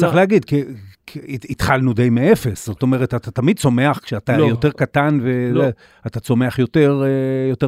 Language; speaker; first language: Hebrew; native; Hebrew